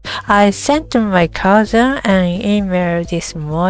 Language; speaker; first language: English; non-native, learner; Japanese